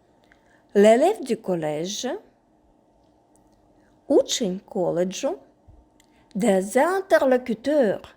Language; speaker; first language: French; non-native, fluent; Ukrainian